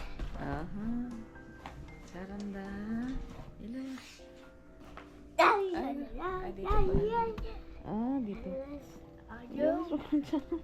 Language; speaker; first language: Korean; non-native, local second language; Filipino